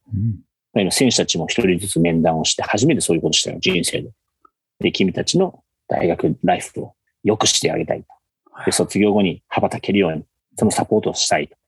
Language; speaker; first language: Japanese; native; Japanese